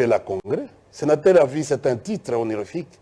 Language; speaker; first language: French; non-native, local second language; Lingala